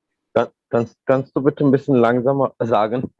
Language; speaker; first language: German; non-native, learner; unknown